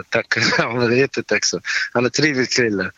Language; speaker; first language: Swedish; non-native, learner; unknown